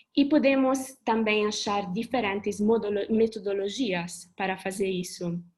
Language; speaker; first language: Portuguese; non-native, fluent; Italian